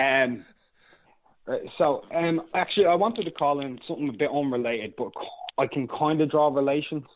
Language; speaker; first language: English; native; English